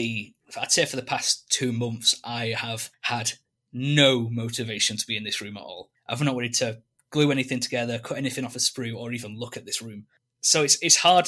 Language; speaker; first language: English; native; English